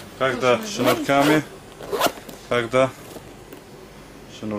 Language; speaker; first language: Russian; non-native, learner; Turkish